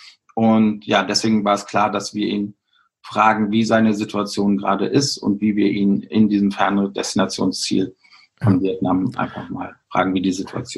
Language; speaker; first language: German; native; German